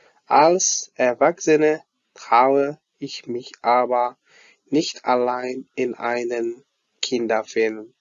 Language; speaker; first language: German; non-native, fluent; Arabic